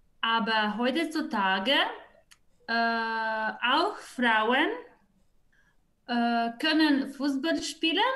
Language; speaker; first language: German; non-native, learner; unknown